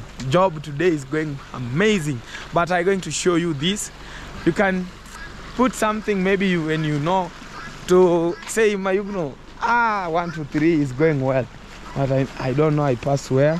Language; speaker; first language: English; non-native, learner; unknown